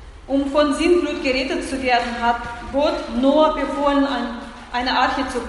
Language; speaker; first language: German; non-native, fluent; Russian